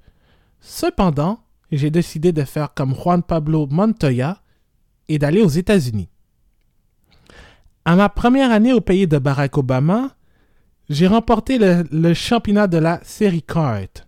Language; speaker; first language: French; native; French